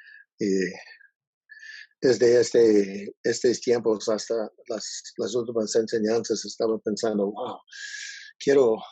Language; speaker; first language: Spanish; non-native, learner; English